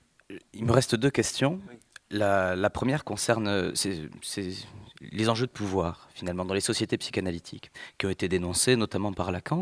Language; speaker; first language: French; native; French